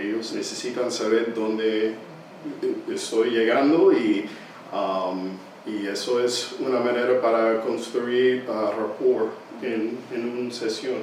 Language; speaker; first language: Spanish; early bilingual, heritage; English